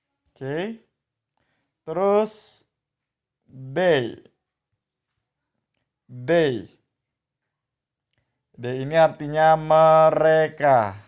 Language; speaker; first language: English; non-native, fluent; Indonesian